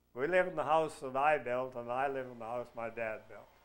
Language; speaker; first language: English; native; English